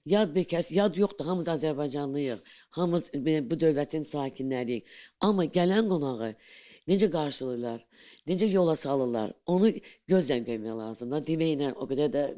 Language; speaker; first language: Azerbaijani; native; Azerbaijani